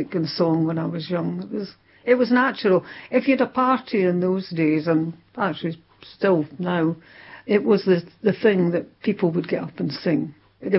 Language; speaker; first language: English; non-native, local second language; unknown